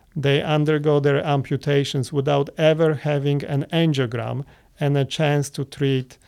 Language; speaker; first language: English; non-native, fluent; Polish